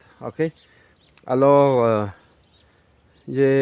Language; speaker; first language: French; non-native, fluent; Spanish